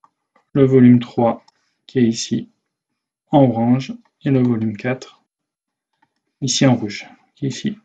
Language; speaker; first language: French; native; French